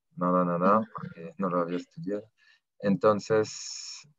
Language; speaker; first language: Spanish; non-native, fluent; French